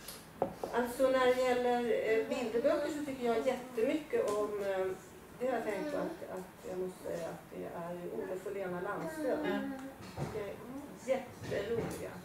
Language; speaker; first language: Swedish; native; Swedish